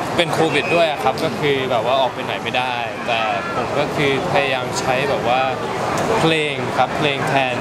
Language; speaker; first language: Thai; early bilingual, heritage; English